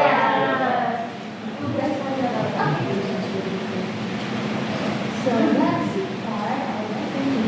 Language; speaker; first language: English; non-native, fluent; Indonesian